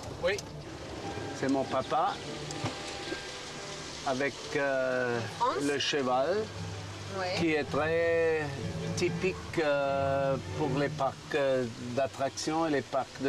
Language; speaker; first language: French; non-native, fluent; German